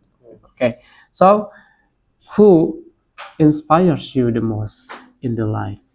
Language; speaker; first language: English; non-native, learner; Indonesian